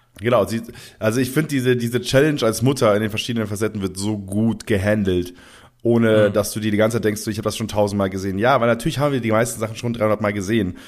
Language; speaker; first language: German; native; German